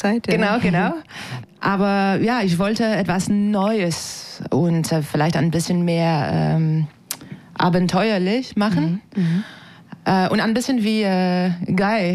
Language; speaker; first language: German; non-native, fluent; French